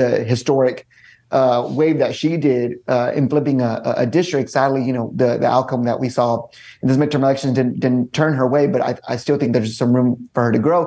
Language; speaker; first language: English; native; English